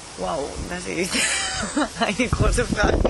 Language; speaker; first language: German; non-native, fluent; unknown